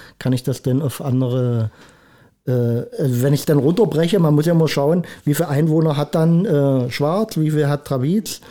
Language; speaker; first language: German; native; German